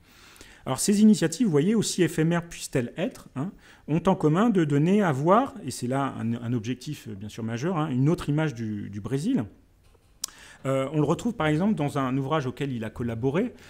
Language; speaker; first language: French; native; French